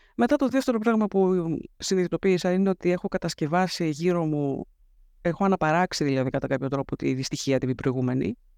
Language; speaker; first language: Greek; native; Greek